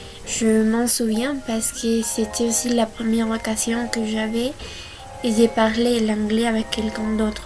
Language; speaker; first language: French; non-native, fluent; Spanish